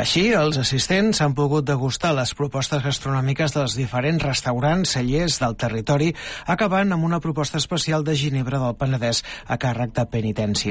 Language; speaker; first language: Catalan; native; Catalan